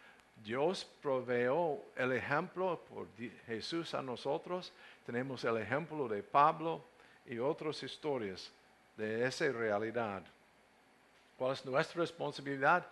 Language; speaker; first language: Spanish; non-native, learner; English